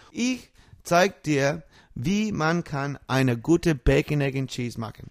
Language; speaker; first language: German; non-native, learner; English